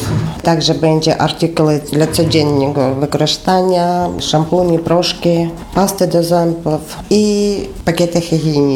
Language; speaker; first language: Polish; non-native, learner; Ukrainian